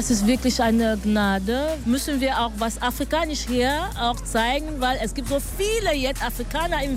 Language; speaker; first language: German; non-native, learner; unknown